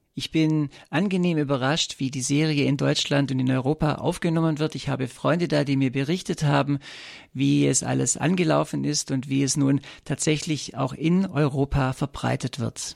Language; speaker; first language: German; native; German